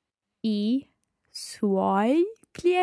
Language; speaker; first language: Italian; non-native, learner; English